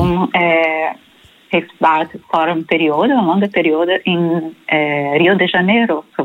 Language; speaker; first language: Dutch; non-native, fluent; Portuguese